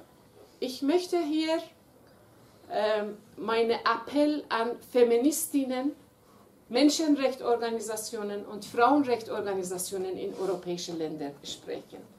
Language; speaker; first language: German; non-native, fluent; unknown